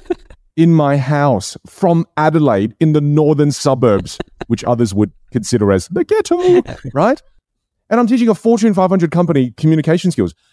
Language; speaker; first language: English; non-native, local second language; Chinese